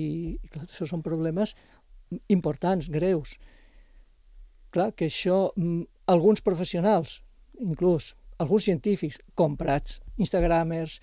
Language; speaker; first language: Catalan; native; Catalan